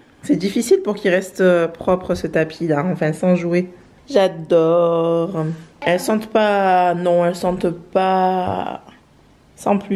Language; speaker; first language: French; native; French